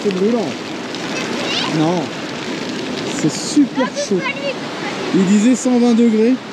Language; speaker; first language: French; native; French